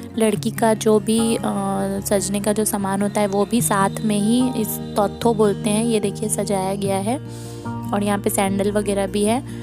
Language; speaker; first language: Hindi; non-native, local second language; Bangla